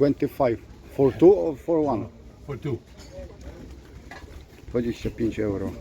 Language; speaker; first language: English; non-native, learner; Polish